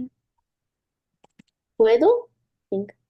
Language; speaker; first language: Spanish; non-native, learner; English